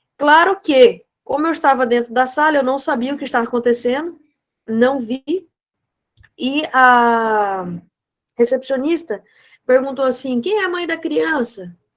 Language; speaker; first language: Portuguese; non-native, fluent; Spanish